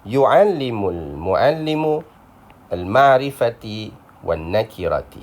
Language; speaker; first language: Arabic; non-native, fluent; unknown